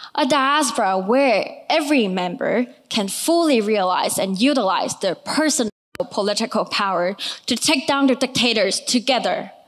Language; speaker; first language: English; non-native, local second language; Cantonese